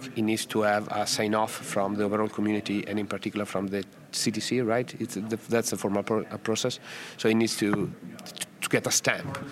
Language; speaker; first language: English; non-native, fluent; Italian